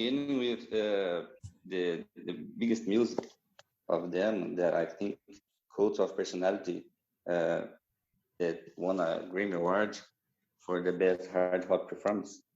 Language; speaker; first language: English; non-native, fluent; Portuguese